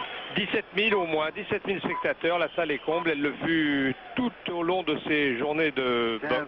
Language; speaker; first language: French; native; French